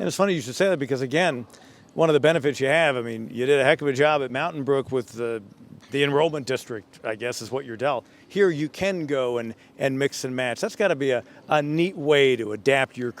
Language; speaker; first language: English; native; English